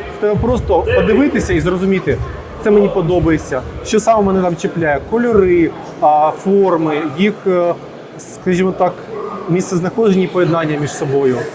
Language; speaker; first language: Ukrainian; native; Ukrainian